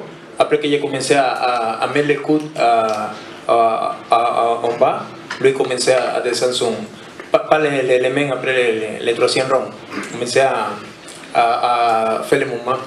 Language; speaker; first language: French; non-native, learner; Spanish